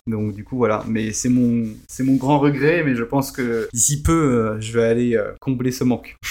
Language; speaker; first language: French; early bilingual, other home language; Portuguese